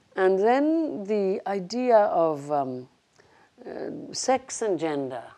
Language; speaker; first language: English; non-native, local second language; Bangla